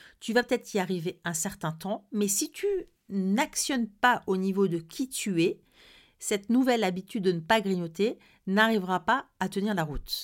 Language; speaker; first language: French; native; French